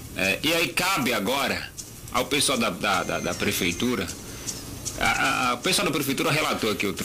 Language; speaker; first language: Portuguese; native; Portuguese